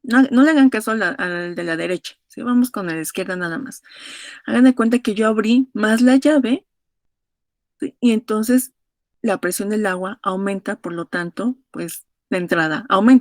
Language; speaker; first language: Spanish; native; Spanish